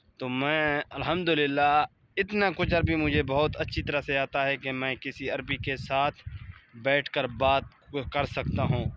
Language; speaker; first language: Urdu; non-native, local second language; Baluchi